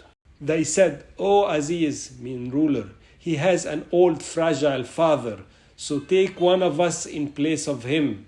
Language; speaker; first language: English; non-native, fluent; Arabic